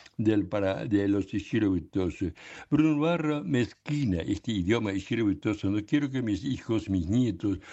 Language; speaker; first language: Spanish; non-native, local second language; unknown